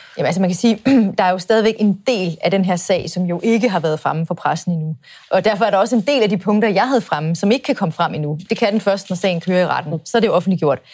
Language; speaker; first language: Danish; native; Danish